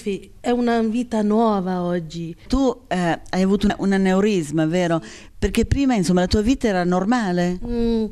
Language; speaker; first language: Italian; native; Italian